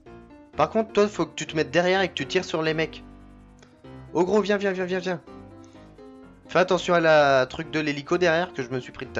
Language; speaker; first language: French; native; French